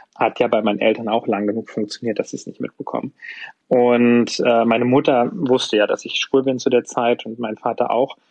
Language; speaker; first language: German; native; German